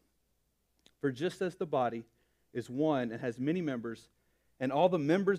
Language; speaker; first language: English; native; English